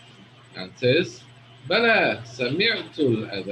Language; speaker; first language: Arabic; non-native, fluent; English